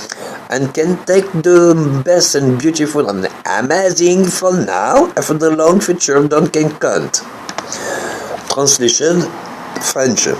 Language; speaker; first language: English; non-native, learner; French